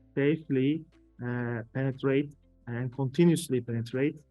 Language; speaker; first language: English; non-native, fluent; Turkish